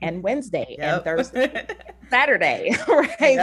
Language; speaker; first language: English; native; English